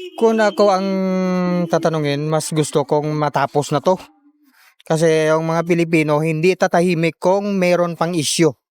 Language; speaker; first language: Filipino; non-native, local second language; Cebuano